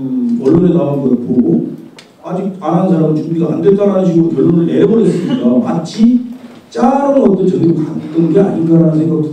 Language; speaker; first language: Korean; native; Korean